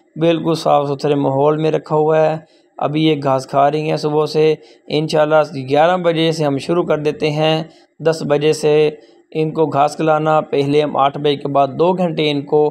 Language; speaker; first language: Urdu; non-native, local second language; Punjabi